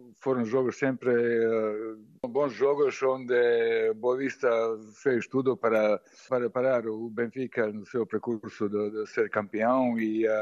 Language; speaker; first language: Portuguese; non-native, fluent; Serbian